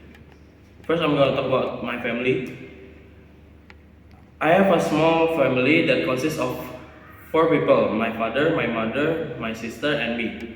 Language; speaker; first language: English; non-native, learner; Indonesian